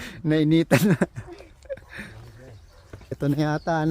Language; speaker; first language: Filipino; native; Filipino